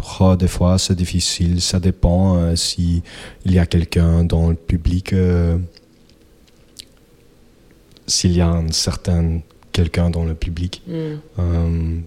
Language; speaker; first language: French; non-native, local second language; Dutch